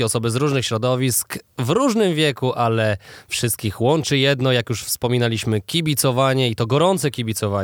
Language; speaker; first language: Polish; native; Polish